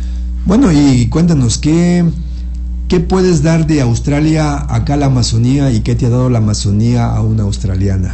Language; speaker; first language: Spanish; native; Spanish